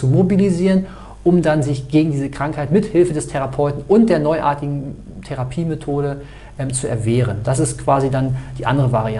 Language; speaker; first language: German; native; German